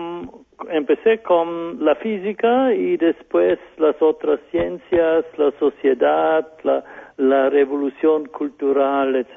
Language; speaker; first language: Spanish; non-native, fluent; German